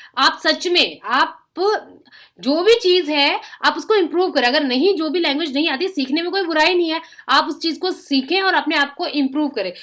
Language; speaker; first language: Hindi; native; Hindi